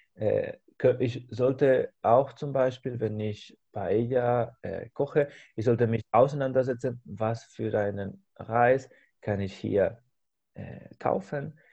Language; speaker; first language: German; non-native, fluent; Spanish